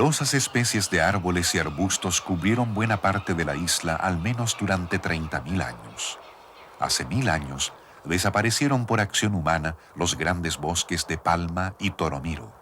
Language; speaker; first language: Spanish; native; Spanish